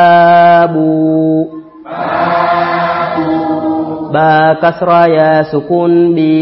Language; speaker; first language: Arabic; non-native, fluent; Swahili